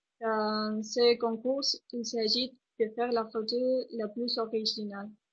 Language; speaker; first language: French; non-native, learner; Spanish